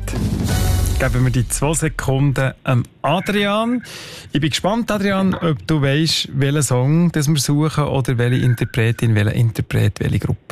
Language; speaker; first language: German; native; German